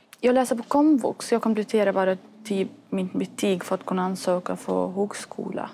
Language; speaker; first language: Swedish; non-native, fluent; Arabic